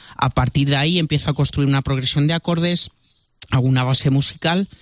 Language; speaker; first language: Spanish; native; Spanish